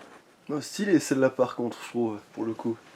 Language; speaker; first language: French; native; French